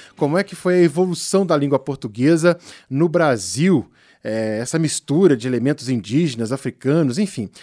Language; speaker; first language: Portuguese; native; Portuguese